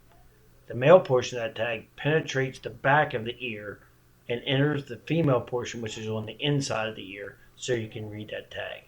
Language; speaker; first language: English; native; English